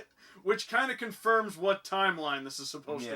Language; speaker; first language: English; native; English